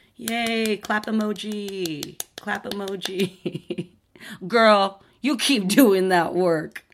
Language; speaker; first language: English; early bilingual, other home language; Spanish